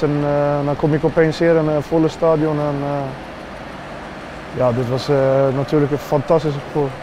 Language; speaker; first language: Dutch; non-native, fluent; Swedish